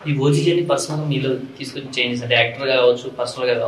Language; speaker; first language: Telugu; native; Telugu